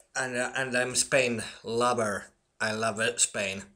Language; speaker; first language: English; non-native, learner; Finnish